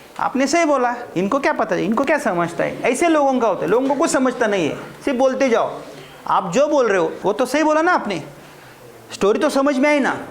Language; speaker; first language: Hindi; non-native, local second language; Marathi